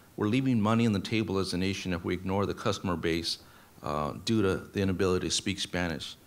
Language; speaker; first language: English; native; English